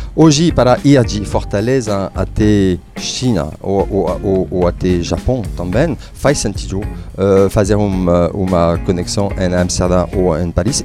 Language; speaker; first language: Portuguese; non-native, fluent; French